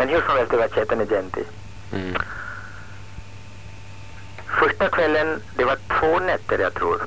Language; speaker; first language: Swedish; non-native, fluent; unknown